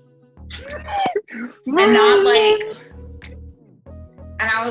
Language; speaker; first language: English; native; English